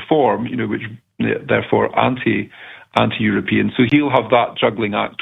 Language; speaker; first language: English; native; English